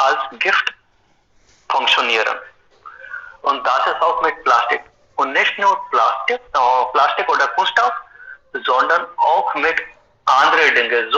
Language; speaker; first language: German; non-native, fluent; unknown